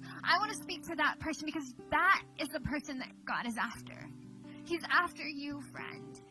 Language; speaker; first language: English; native; English